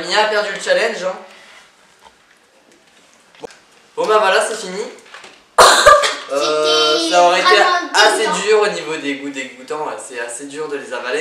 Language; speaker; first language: French; native; French